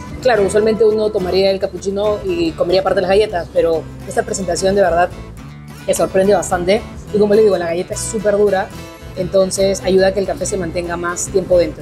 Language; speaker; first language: Spanish; native; Spanish